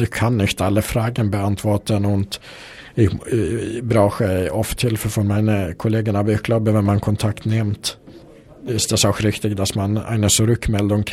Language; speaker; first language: German; non-native, fluent; Swedish